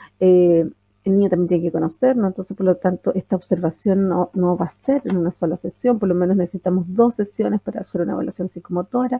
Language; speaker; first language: Spanish; native; Spanish